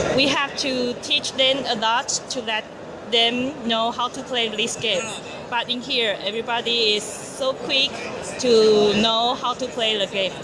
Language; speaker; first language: English; non-native, learner; Chinese